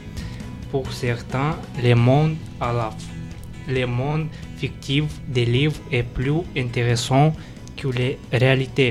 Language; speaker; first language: French; non-native, learner; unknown